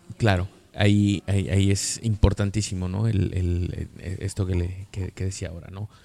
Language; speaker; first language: Spanish; native; Spanish